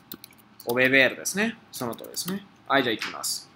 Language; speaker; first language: Japanese; non-native, fluent; Spanish